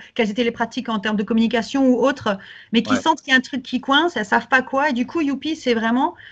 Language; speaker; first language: French; native; French